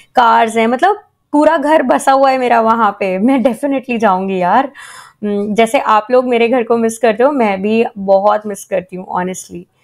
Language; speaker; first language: Hindi; native; Hindi